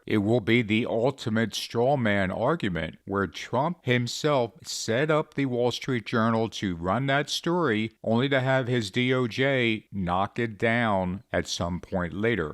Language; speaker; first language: English; native; English